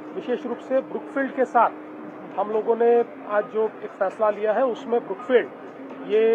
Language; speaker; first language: Hindi; non-native, local second language; Marathi